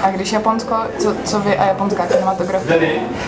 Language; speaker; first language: Czech; native; Czech